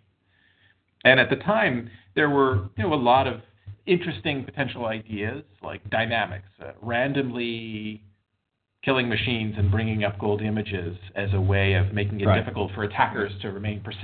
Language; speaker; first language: English; native; English